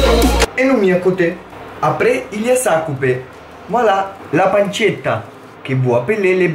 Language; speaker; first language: French; non-native, learner; Italian